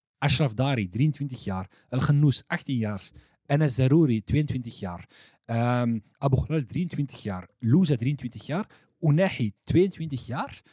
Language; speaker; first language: Dutch; early bilingual, other home language; Arabic